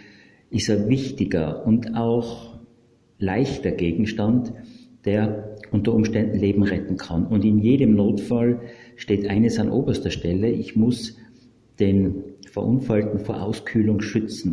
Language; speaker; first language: German; native; German